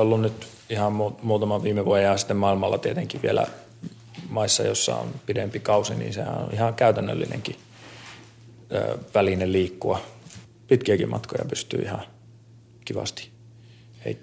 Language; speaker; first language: Finnish; native; Finnish